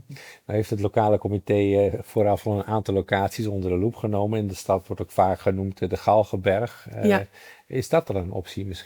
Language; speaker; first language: Dutch; native; Dutch